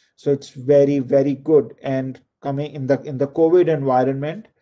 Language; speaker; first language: English; non-native, local second language; Urdu